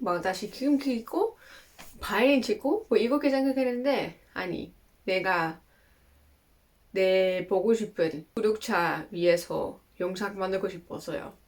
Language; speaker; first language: Korean; non-native, fluent; Dutch